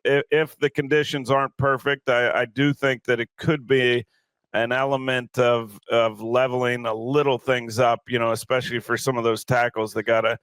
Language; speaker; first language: English; native; English